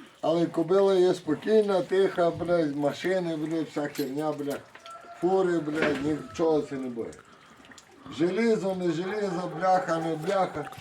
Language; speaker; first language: Ukrainian; native; Ukrainian